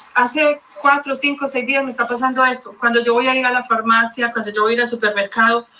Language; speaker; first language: Spanish; native; Spanish